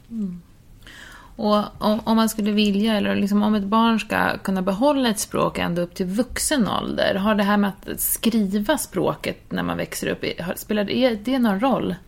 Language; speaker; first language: Swedish; native; Swedish